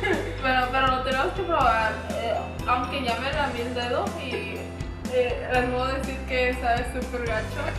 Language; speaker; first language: Spanish; early bilingual, other home language; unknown